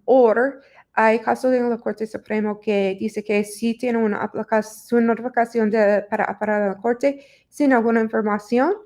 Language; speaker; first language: Spanish; non-native, learner; English